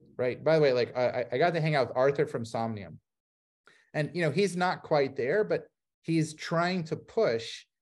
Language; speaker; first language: English; native; English